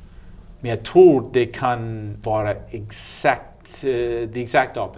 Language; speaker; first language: Swedish; non-native, learner; English